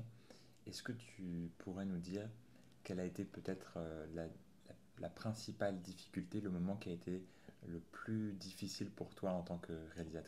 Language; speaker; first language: French; native; French